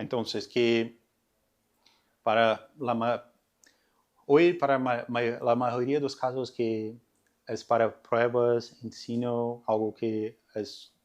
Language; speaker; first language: Spanish; non-native, learner; Portuguese